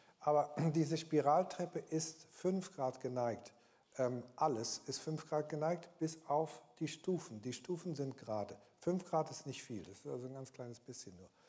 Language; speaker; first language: German; early bilingual, heritage; German